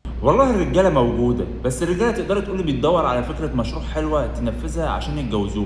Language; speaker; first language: Arabic; native; Arabic